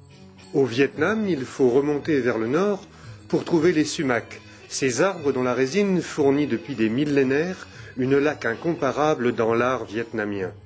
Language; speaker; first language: French; native; French